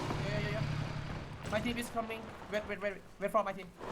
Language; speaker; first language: English; non-native, learner; Thai